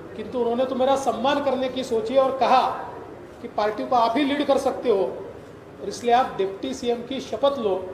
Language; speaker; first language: Hindi; non-native, local second language; Marathi